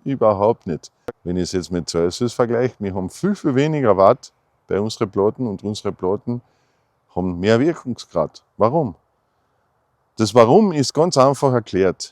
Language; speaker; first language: German; native; German